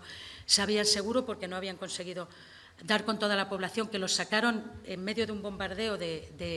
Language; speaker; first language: Spanish; native; Spanish